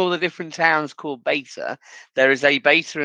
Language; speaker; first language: English; native; English